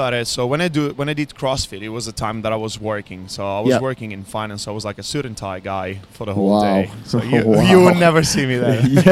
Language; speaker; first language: English; non-native, fluent; Italian